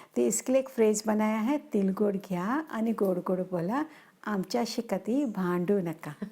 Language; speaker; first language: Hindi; non-native, local second language; Marathi